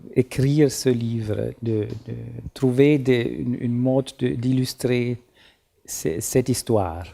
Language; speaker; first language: French; non-native, learner; German